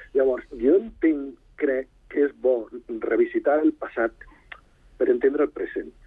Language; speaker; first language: Catalan; non-native, local second language; Spanish